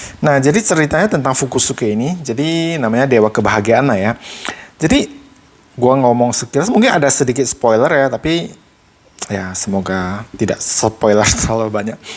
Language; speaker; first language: Indonesian; native; Indonesian